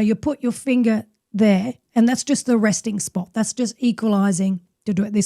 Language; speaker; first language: English; native; English